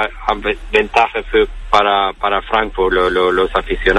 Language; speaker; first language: Spanish; non-native, learner; Italian